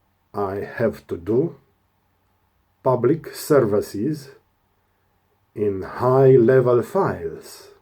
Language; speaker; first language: English; non-native, learner; Romanian